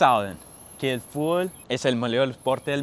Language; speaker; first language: Portuguese; non-native, fluent; English